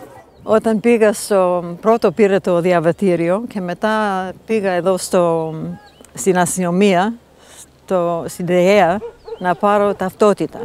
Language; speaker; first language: Greek; non-native, fluent; English